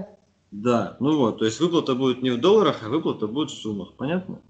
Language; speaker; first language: Russian; native; Russian